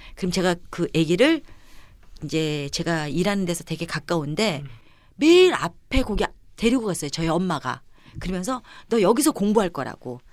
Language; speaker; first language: Korean; early bilingual, heritage; Korean